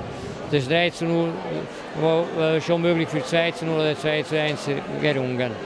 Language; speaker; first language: German; non-native, learner; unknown